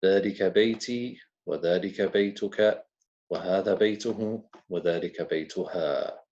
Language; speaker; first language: Arabic; non-native, fluent; English